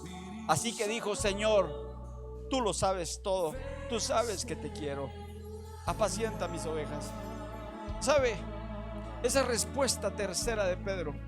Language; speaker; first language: Spanish; native; Spanish